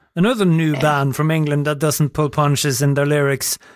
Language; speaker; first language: English; non-native, fluent; Norwegian